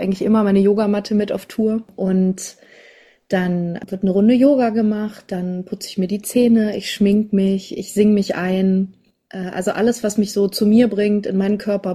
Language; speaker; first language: German; native; German